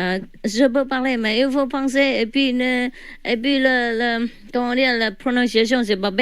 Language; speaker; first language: French; non-native, learner; Vietnamese